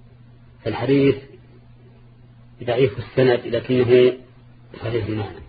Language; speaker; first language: Arabic; native; Arabic